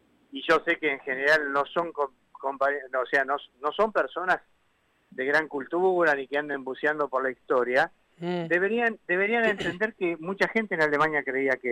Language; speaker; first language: Spanish; native; Spanish